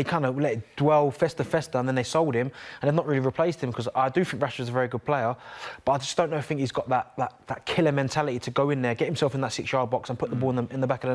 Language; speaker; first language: English; native; English